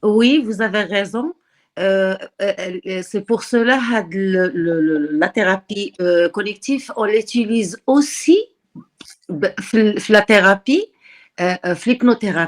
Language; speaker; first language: French; non-native, local second language; Arabic